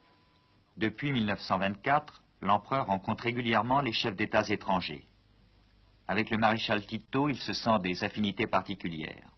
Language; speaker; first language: French; native; French